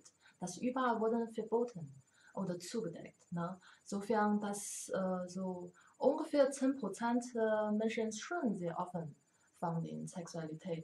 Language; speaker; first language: German; non-native, learner; Chinese